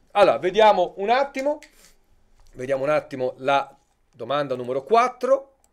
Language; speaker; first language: Italian; native; Italian